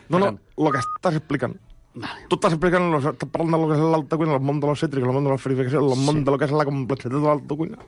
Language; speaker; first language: Catalan; native; Catalan